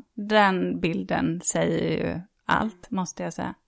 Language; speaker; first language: Swedish; native; Swedish